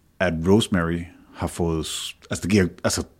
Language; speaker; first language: Danish; native; Danish